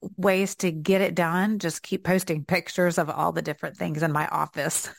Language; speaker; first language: English; native; English